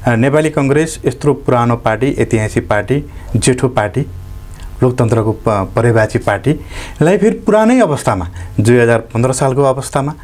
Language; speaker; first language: Nepali; native; Nepali